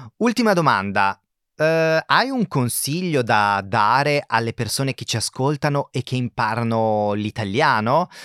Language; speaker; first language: Italian; native; Italian